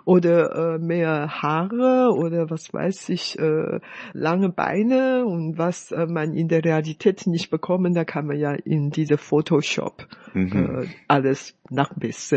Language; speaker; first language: German; non-native, fluent; Chinese